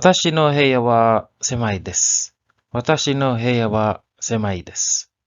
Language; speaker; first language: Japanese; non-native, learner; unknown